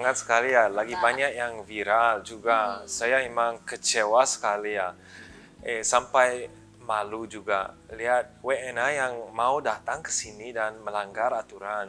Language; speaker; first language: Indonesian; early bilingual, other home language; English